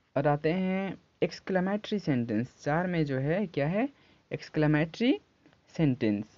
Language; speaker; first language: Hindi; native; Hindi